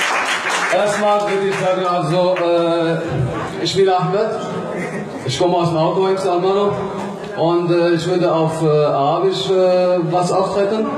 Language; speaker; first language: German; non-native, learner; Arabic